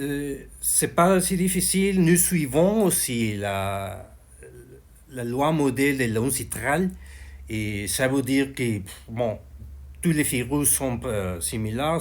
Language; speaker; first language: French; non-native, learner; Spanish